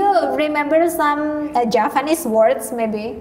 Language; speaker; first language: English; non-native, learner; Indonesian